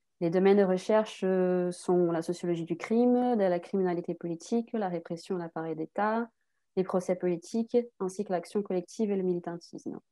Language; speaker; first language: French; native; French